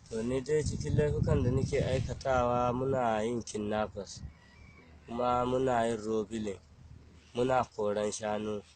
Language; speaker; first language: Hausa; non-native, local second language; Fula